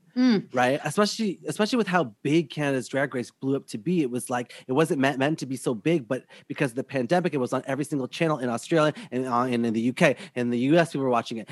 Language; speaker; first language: English; native; English